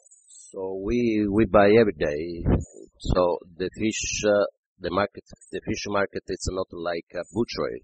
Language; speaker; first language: English; non-native, fluent; Italian